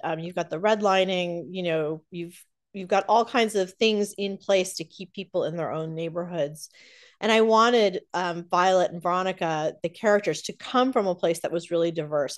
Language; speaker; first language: English; native; English